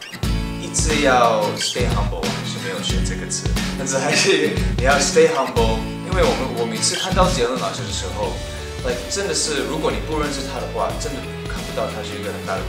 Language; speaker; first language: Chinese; non-native, local second language; English